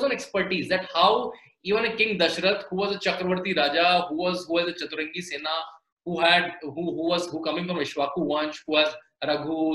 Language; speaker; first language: English; non-native, local second language; Hindi